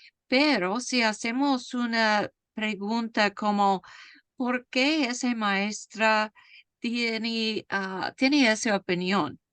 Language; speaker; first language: Spanish; non-native, fluent; English